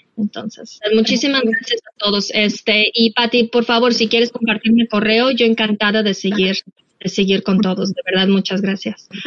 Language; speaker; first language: Spanish; non-native, fluent; Russian